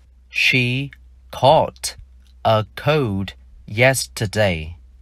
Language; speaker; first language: English; non-native, fluent; Vietnamese